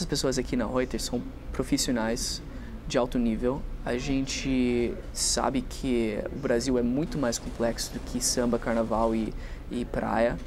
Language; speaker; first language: Portuguese; non-native, fluent; English